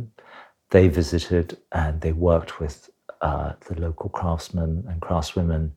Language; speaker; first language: English; non-native, local second language; Cantonese